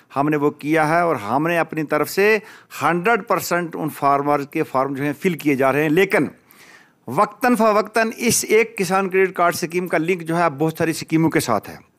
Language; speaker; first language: Urdu; non-native, local second language; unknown